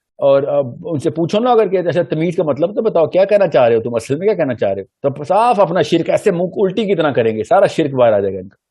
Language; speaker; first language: Urdu; early bilingual, heritage; Urdu